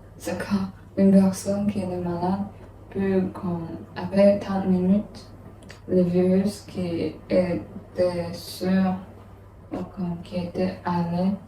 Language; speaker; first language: French; non-native, learner; English